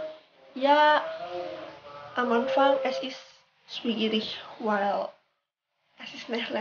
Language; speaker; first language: German; non-native, learner; Indonesian